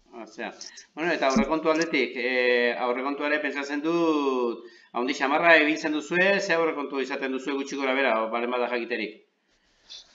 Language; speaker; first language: Basque; native; Basque